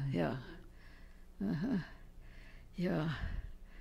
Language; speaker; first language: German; early bilingual, heritage; German